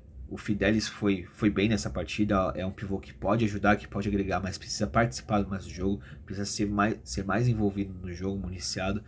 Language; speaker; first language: Portuguese; native; Portuguese